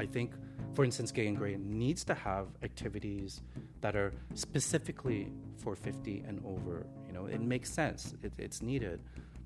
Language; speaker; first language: English; native; English